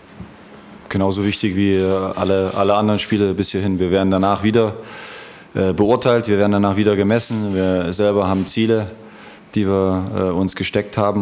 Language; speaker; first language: German; native; German